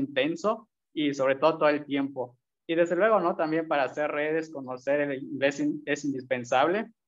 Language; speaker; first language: Spanish; non-native, local second language; Zapotec